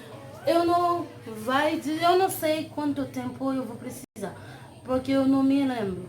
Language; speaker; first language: Portuguese; non-native, learner; Haitian Creole